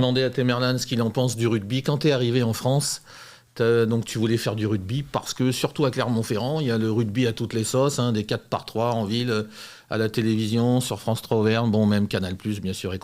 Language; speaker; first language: French; native; French